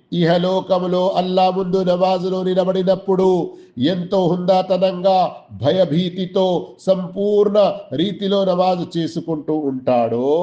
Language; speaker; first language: Telugu; non-native, local second language; Urdu